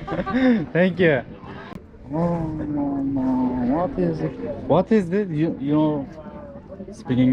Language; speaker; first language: English; non-native, learner; Turkish